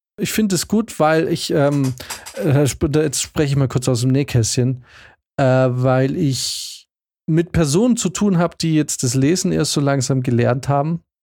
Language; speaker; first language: German; early bilingual, other home language; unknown